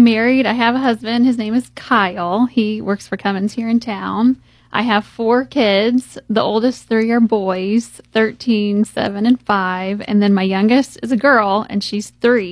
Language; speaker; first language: English; native; English